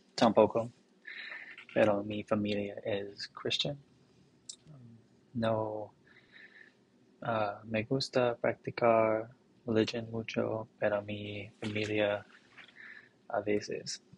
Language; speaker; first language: Spanish; non-native, learner; English